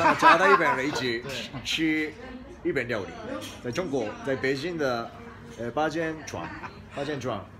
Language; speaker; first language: Chinese; non-native, fluent; Japanese